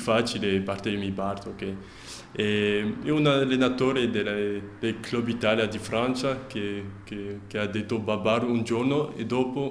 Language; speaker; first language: Italian; non-native, fluent; French